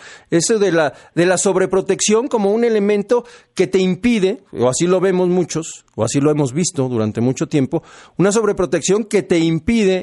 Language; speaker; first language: Spanish; native; Spanish